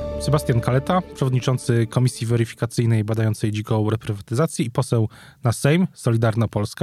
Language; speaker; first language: Polish; native; Polish